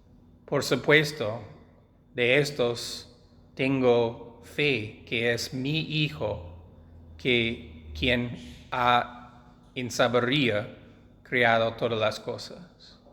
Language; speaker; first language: Spanish; non-native, fluent; English